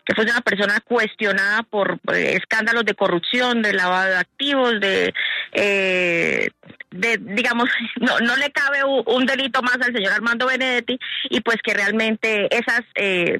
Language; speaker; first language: Spanish; native; Spanish